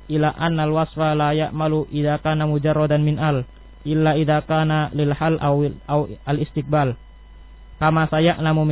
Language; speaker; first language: Arabic; non-native, learner; Indonesian